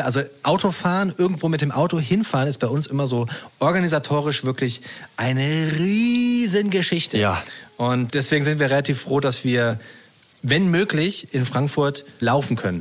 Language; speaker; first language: German; native; German